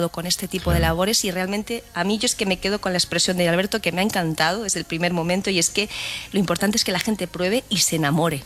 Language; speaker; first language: Spanish; native; Spanish